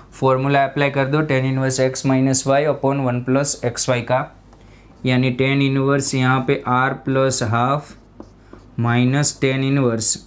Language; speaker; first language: Hindi; non-native, local second language; Gujarati